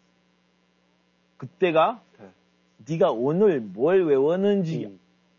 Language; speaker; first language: Korean; non-native, fluent; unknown